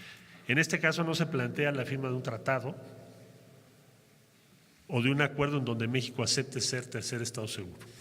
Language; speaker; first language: Spanish; native; Spanish